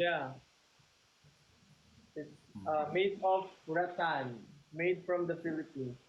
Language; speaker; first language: English; non-native, local second language; Filipino